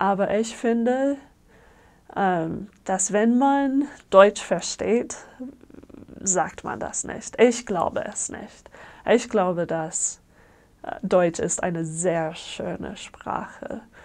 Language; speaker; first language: German; non-native, fluent; English